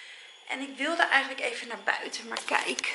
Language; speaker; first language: Dutch; native; Dutch